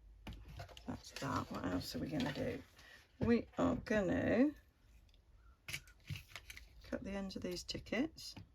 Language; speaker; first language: English; native; English